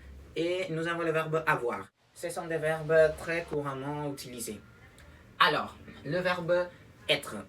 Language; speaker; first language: French; non-native, learner; Spanish